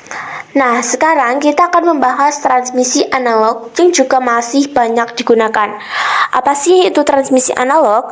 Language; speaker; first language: Indonesian; native; Indonesian